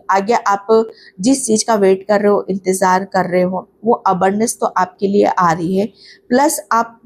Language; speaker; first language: Hindi; native; Hindi